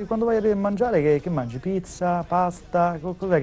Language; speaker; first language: Italian; native; Italian